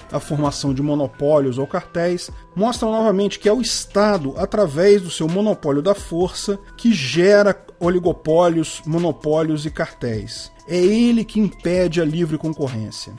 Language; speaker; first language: Portuguese; native; Portuguese